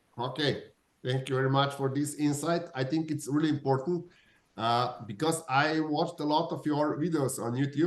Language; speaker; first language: English; non-native, fluent; Slovenian